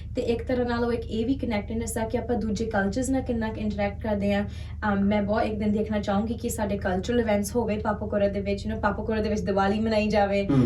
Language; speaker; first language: Punjabi; early bilingual, heritage; Punjabi